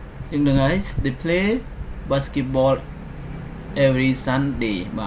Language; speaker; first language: English; non-native, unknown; Khmer